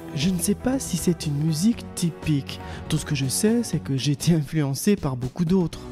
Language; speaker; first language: French; native; French